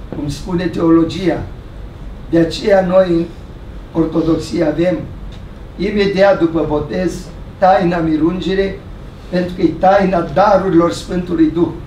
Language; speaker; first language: Romanian; native; Romanian